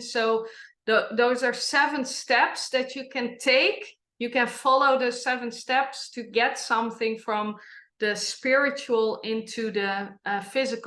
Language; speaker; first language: English; non-native, fluent; Dutch